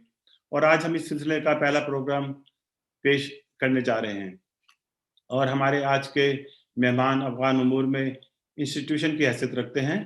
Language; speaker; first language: Urdu; native; Urdu